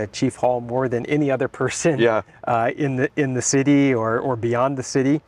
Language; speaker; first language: English; native; English